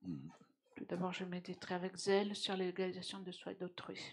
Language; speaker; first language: French; native; French